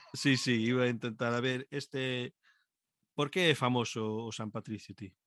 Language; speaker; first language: Galician; non-native, local second language; Spanish